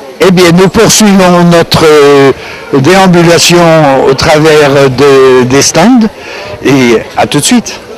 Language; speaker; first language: French; native; French